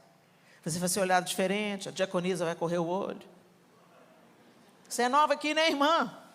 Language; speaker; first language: Portuguese; native; Portuguese